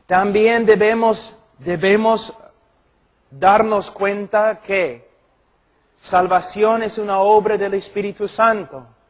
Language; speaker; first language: Spanish; non-native, fluent; English